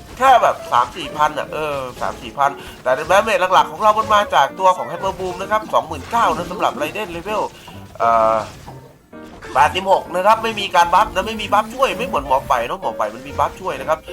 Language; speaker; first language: Thai; native; Thai